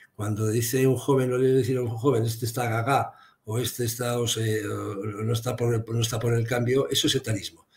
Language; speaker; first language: Spanish; native; Spanish